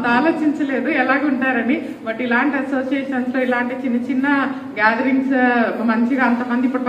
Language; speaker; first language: Telugu; native; Telugu